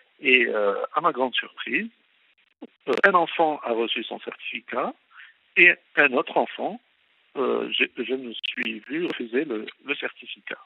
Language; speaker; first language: French; non-native, local second language; Arabic